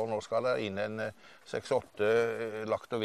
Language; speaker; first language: Norwegian; native; Norwegian